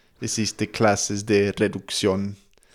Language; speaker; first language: Spanish; non-native, fluent; English